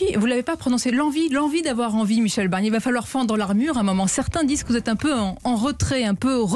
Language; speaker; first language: French; native; French